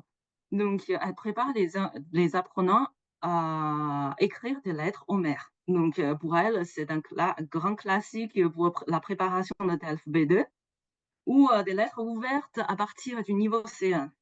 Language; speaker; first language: French; non-native, fluent; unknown